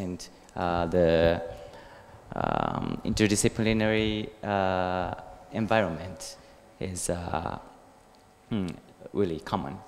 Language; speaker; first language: English; non-native, learner; Japanese